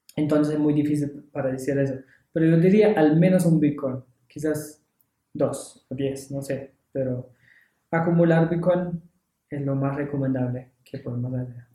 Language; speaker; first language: Spanish; non-native, fluent; English